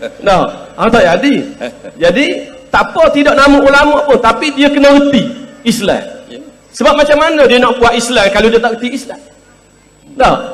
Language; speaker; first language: Malay; native; Malay